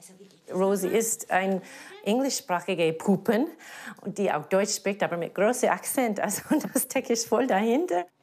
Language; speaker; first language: German; non-native, fluent; English